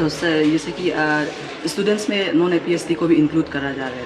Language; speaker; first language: Hindi; non-native, local second language; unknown